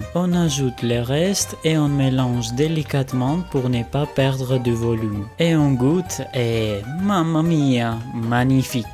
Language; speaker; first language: French; non-native, fluent; Greek